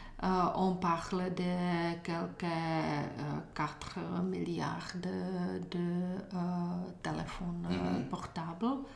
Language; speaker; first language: French; non-native, learner; Czech